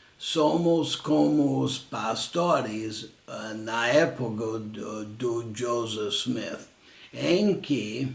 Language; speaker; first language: Portuguese; non-native, fluent; English